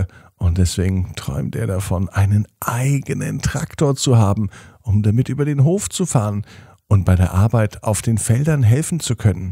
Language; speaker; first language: German; native; German